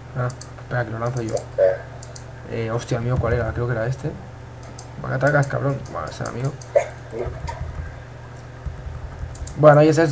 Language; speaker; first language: Spanish; native; Spanish